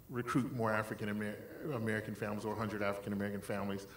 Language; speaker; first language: English; native; English